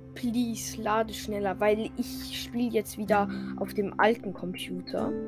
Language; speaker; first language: German; non-native, fluent; French